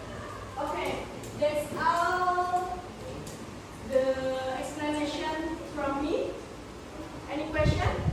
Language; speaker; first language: English; non-native, learner; Indonesian